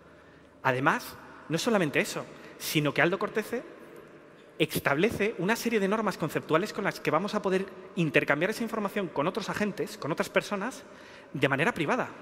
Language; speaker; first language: Spanish; native; Spanish